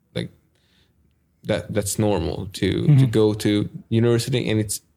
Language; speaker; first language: English; non-native, fluent; Hungarian